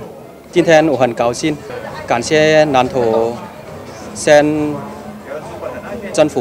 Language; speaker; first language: Chinese; non-native, learner; Vietnamese